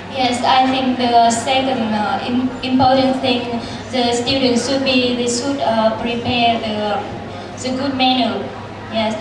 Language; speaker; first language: English; non-native, learner; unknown